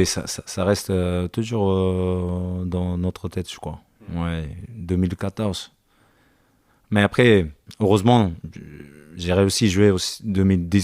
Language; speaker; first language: French; non-native, learner; Japanese